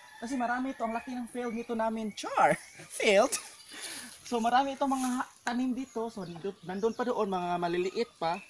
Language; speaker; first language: Filipino; non-native, local second language; Cebuano